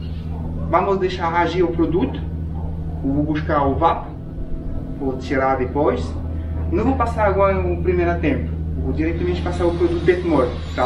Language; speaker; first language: Portuguese; non-native, fluent; French